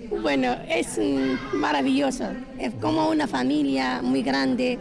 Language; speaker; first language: Spanish; non-native, learner; Arabic